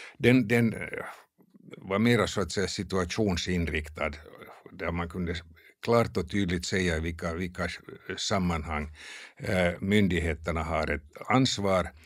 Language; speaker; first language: Swedish; native; Swedish